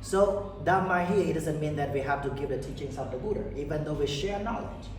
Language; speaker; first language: English; non-native, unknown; Khmer